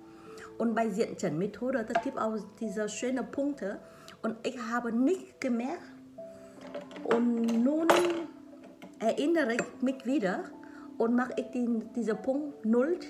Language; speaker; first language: German; non-native, learner; Vietnamese